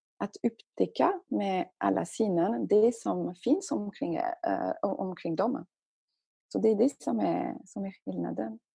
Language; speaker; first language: Swedish; non-native, fluent; French